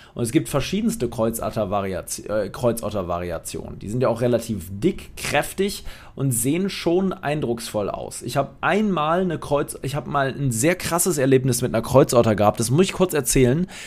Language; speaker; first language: German; non-native, fluent; Polish